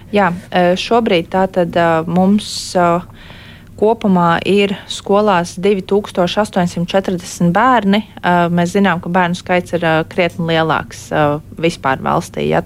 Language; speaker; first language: Latvian; native; Latvian